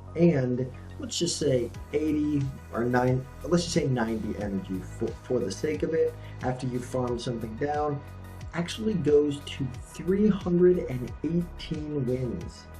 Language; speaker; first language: English; native; English